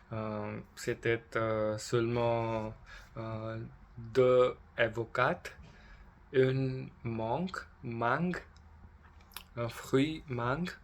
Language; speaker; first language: French; non-native, learner; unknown